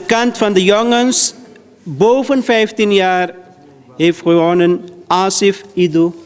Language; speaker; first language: Dutch; early bilingual, other home language; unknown